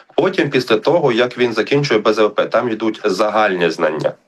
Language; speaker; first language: Ukrainian; native; Ukrainian